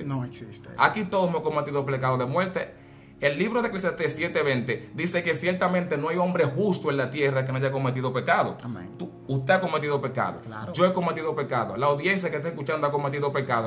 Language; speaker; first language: Spanish; native; Spanish